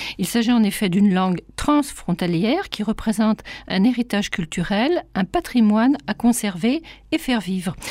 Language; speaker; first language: French; native; French